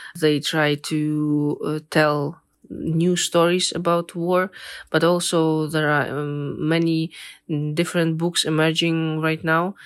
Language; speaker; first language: English; non-native, fluent; Ukrainian